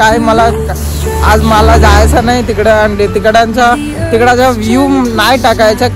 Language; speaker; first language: Marathi; non-native, local second language; Hindi